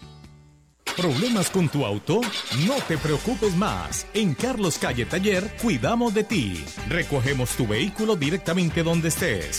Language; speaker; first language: Spanish; native; Spanish